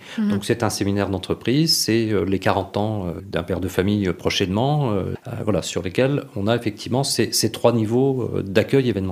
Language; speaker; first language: French; native; French